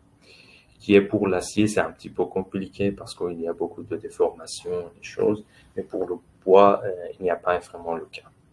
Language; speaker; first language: French; non-native, fluent; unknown